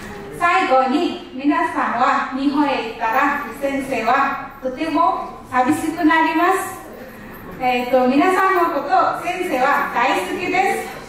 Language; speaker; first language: Japanese; non-native, fluent; Nepali